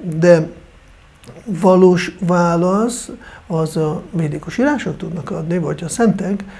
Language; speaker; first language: Hungarian; non-native, fluent; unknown